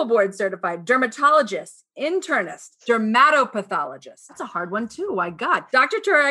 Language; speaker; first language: English; native; English